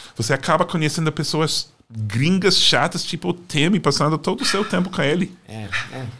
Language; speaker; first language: Portuguese; non-native, fluent; English